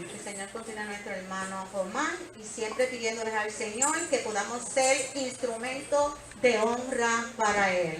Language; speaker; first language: Spanish; native; Spanish